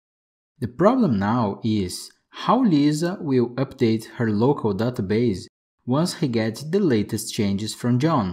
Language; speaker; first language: English; non-native, fluent; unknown